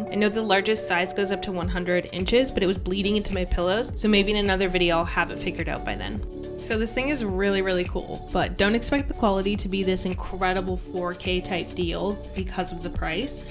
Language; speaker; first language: English; native; English